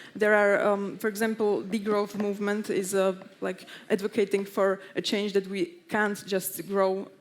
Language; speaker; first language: English; non-native, fluent; Slovak